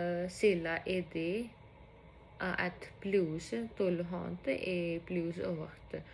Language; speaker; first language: French; non-native, learner; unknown